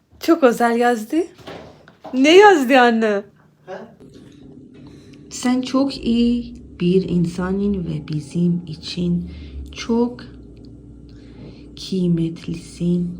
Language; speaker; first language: Turkish; non-native, learner; Persian